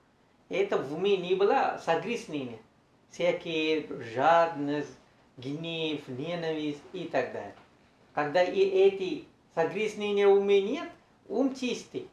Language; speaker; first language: Russian; non-native, learner; Sinhala